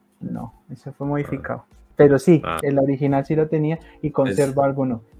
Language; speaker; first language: Spanish; native; Spanish